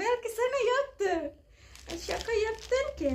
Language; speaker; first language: Turkish; non-native, learner; Indonesian